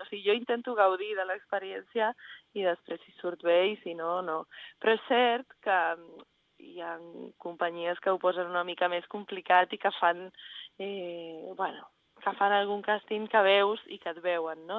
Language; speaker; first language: Catalan; non-native, fluent; Spanish